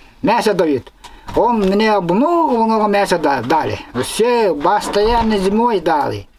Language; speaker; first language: Russian; non-native, local second language; Yakut